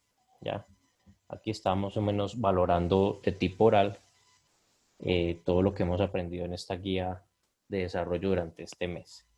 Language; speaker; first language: Spanish; native; Spanish